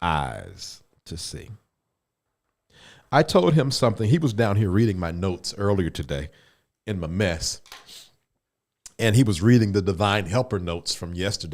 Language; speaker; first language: English; native; English